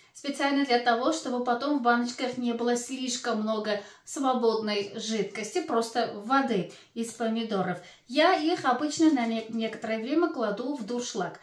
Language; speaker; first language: Russian; non-native, local second language; Armenian